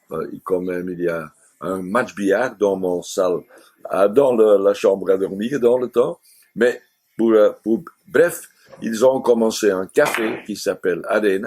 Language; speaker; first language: French; non-native, fluent; Dutch